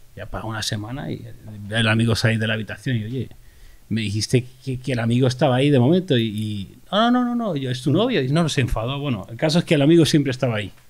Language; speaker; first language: Spanish; native; Spanish